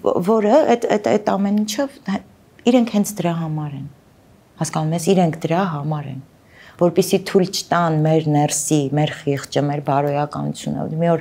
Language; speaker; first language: Armenian; native; Armenian